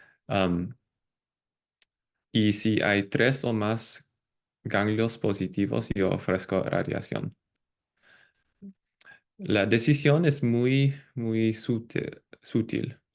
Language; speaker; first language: Spanish; non-native, fluent; English